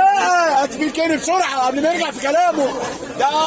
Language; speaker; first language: Arabic; native; Arabic